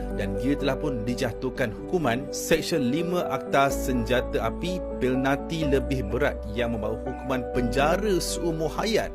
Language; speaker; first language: Malay; native; Malay